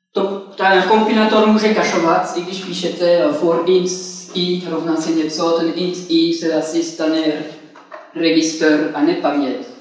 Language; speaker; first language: Czech; non-native, fluent; French